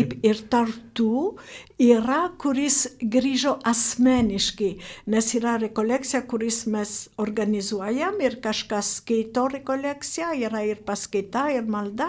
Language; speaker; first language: Lithuanian; non-native, fluent; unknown